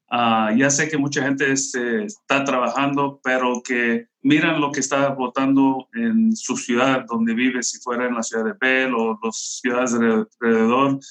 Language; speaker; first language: Spanish; non-native, local second language; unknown